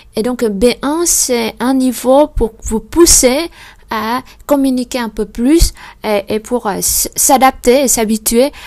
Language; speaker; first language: French; non-native, fluent; Vietnamese